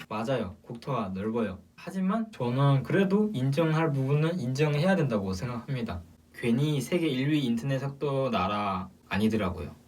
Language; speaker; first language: Korean; non-native, fluent; Chinese